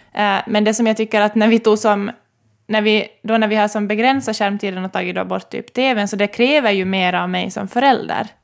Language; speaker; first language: Swedish; native; Swedish